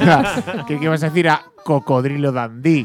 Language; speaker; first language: Spanish; native; Spanish